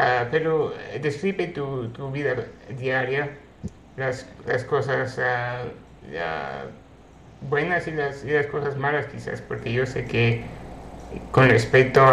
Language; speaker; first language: Spanish; non-native, fluent; English